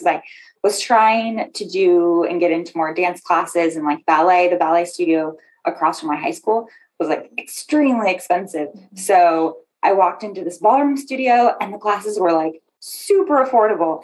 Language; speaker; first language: English; native; English